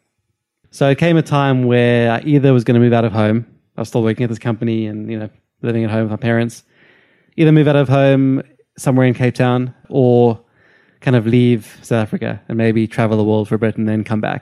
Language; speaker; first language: English; native; English